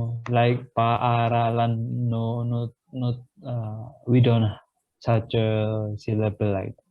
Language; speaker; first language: English; non-native, learner; Indonesian